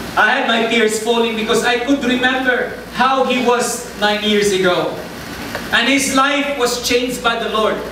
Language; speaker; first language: English; non-native, local second language; Cebuano